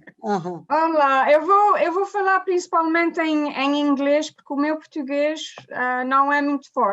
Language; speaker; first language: Portuguese; early bilingual, heritage; Portuguese